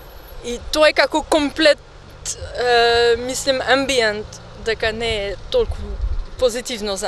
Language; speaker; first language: Macedonian; non-native, learner; French